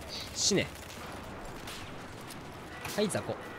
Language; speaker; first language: Japanese; native; Japanese